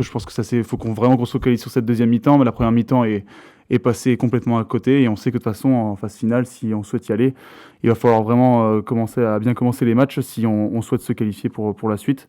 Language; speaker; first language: French; native; French